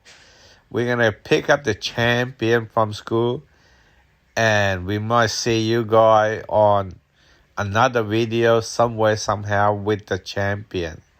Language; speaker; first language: English; non-native, local second language; Hmong